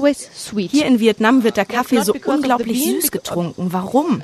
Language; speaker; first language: German; native; German